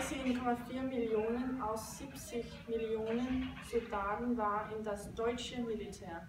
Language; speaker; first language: German; non-native, learner; Danish